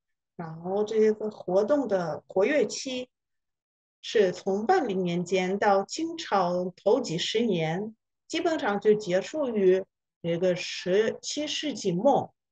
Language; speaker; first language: Chinese; non-native, fluent; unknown